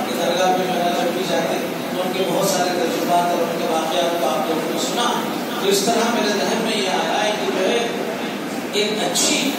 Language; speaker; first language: Urdu; native; Urdu